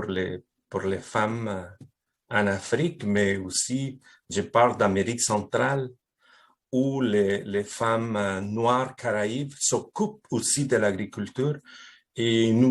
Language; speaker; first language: French; non-native, fluent; Spanish